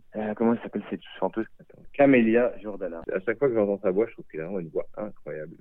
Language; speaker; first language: French; native; French